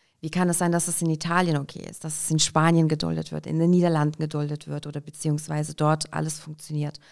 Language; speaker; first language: German; early bilingual, other home language; Russian